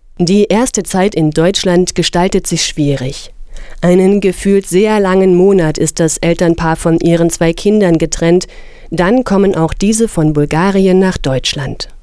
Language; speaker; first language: German; native; German